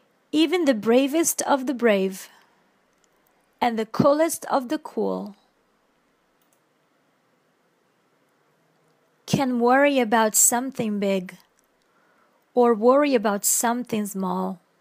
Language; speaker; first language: English; non-native, fluent; Portuguese